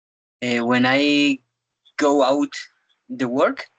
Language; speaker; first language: English; non-native, learner; Spanish